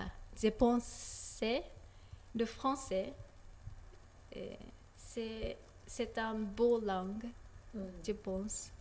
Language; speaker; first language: French; non-native, learner; Japanese